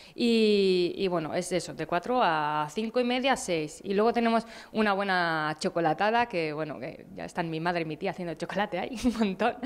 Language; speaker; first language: Spanish; native; Spanish